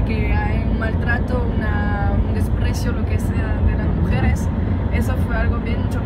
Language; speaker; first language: Spanish; non-native, fluent; French